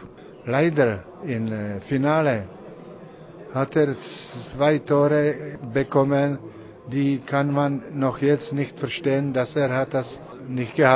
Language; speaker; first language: German; non-native, learner; Czech